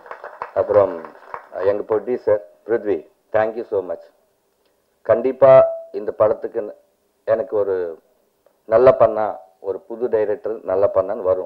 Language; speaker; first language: Tamil; non-native, learner; Telugu